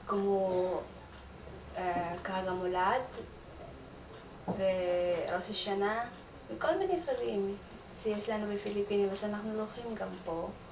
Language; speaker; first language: Hebrew; non-native, learner; Filipino